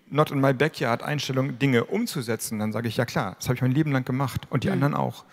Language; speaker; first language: German; native; German